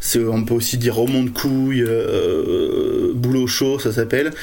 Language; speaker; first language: French; native; French